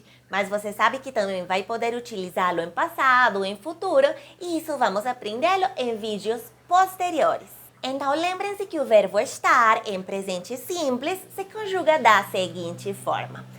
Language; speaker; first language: Portuguese; non-native, fluent; Spanish